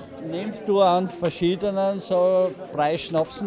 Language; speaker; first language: German; native; German